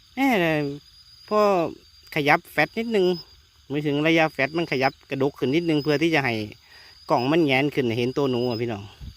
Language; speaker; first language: Thai; native; Thai